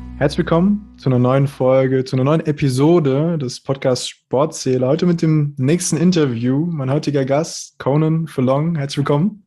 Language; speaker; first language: German; native; German